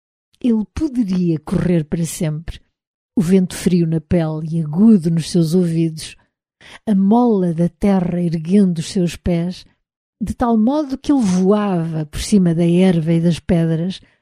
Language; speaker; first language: Portuguese; native; Portuguese